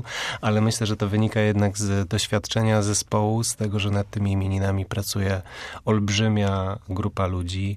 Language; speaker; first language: Polish; native; Polish